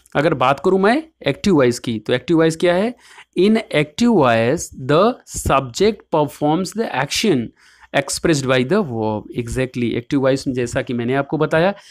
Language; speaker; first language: Hindi; native; Hindi